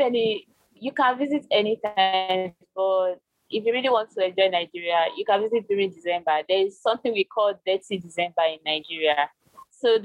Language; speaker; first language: English; non-native, local second language; Yoruba